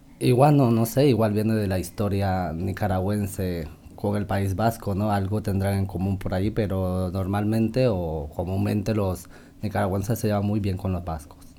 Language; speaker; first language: Spanish; native; Spanish